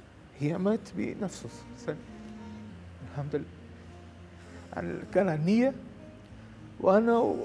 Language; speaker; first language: Arabic; non-native, learner; Portuguese